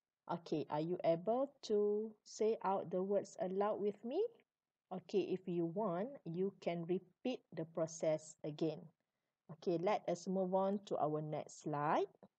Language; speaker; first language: English; non-native, local second language; Malay